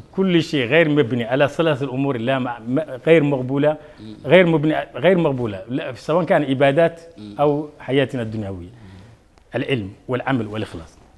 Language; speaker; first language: Arabic; non-native, local second language; Soninke